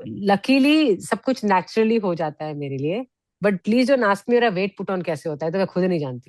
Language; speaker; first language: Hindi; native; Hindi